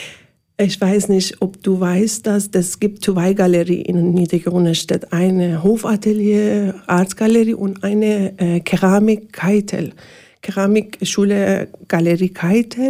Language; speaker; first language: German; non-native, learner; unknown